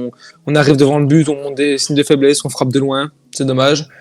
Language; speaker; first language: French; native; French